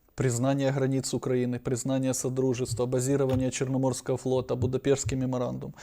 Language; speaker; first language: Russian; non-native, local second language; Ukrainian